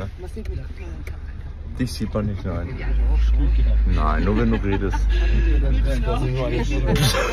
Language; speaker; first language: German; native; German